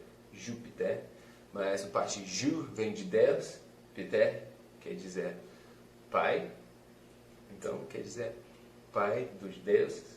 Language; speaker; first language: Portuguese; non-native, fluent; English